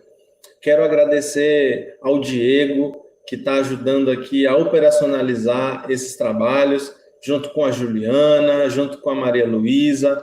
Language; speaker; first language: Portuguese; native; Portuguese